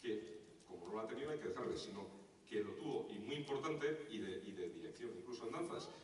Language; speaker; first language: Spanish; non-native, local second language; Basque